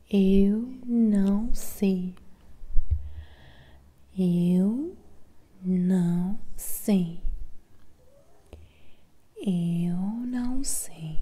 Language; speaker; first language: Portuguese; non-native, learner; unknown